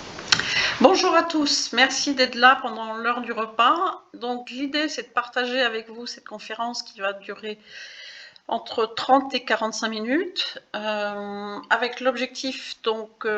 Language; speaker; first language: French; native; French